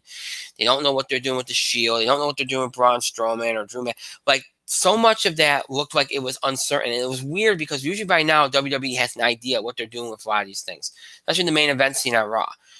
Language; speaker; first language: English; native; English